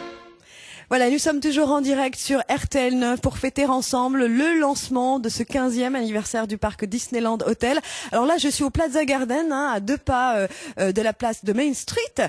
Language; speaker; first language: French; native; French